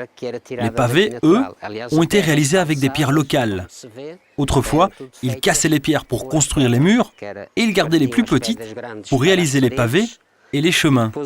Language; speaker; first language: French; native; French